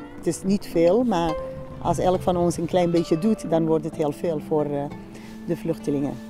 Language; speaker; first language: Dutch; non-native, fluent; Central Kurdish